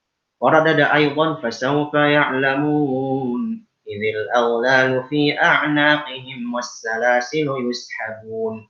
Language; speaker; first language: Arabic; non-native, fluent; Indonesian